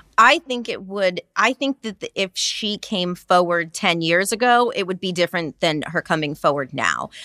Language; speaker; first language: English; native; English